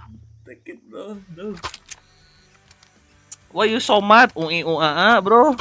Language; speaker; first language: English; non-native, learner; Sundanese